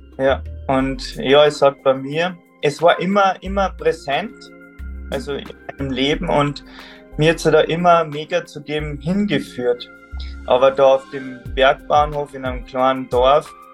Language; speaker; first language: German; native; German